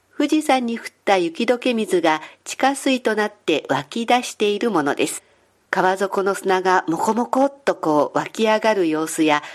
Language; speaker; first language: Japanese; native; Japanese